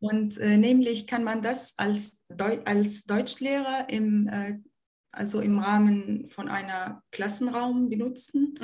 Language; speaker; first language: German; non-native, fluent; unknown